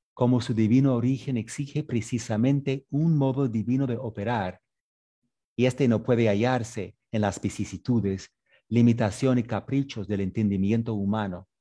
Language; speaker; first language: Spanish; non-native, fluent; English